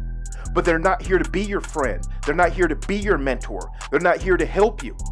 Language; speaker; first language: English; native; English